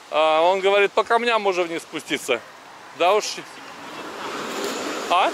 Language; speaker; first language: Russian; native; Russian